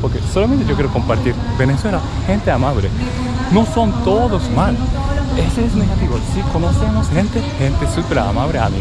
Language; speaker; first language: Spanish; non-native, learner; Japanese